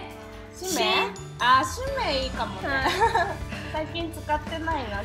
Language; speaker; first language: Japanese; native; Japanese